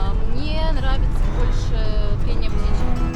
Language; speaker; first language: Russian; native; Russian